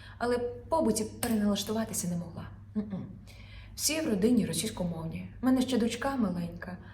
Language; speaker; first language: Ukrainian; non-native, local second language; Russian